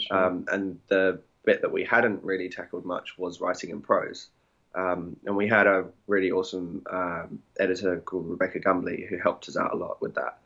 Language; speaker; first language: English; native; English